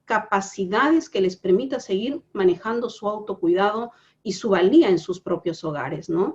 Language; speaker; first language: Spanish; native; Spanish